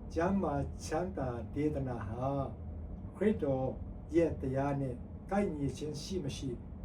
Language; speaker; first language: Burmese; non-native, local second language; Tedim Chin